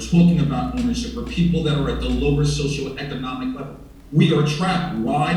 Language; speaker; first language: English; native; English